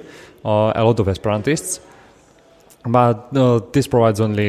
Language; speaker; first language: English; non-native, fluent; Slovak